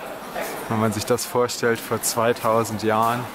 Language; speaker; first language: German; native; German